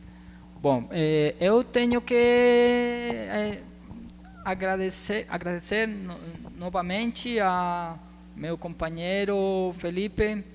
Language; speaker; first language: Portuguese; non-native, learner; Spanish